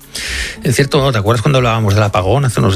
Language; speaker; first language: Spanish; native; Spanish